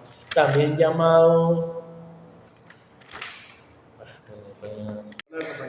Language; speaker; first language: Spanish; native; Spanish